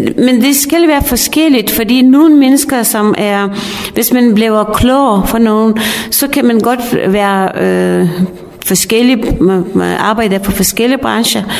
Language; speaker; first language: Danish; non-native, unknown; Pashto